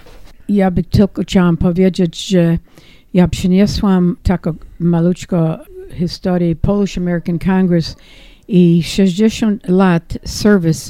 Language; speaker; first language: Polish; early bilingual, heritage; English